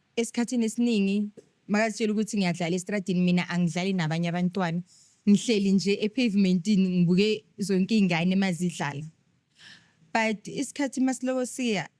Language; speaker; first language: Zulu; non-native, local second language; Tsonga